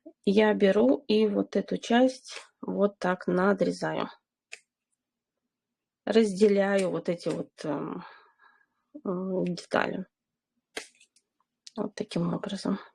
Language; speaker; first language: Russian; native; Russian